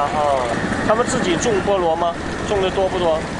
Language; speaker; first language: Chinese; native; Chinese